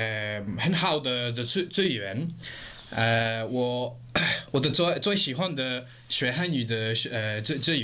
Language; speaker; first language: Chinese; non-native, learner; English